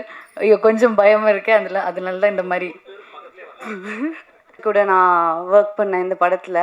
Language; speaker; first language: Tamil; non-native, learner; Malayalam